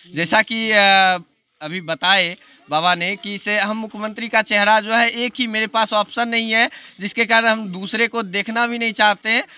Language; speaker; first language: Hindi; native; Hindi